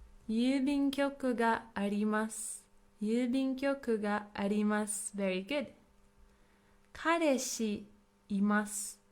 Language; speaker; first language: Japanese; non-native, fluent; English